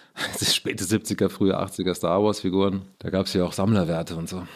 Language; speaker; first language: German; native; German